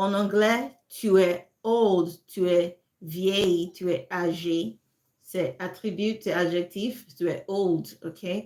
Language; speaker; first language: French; non-native, fluent; English